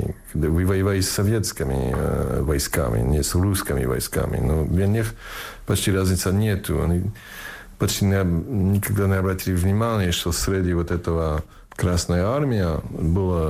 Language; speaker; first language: Russian; non-native, fluent; English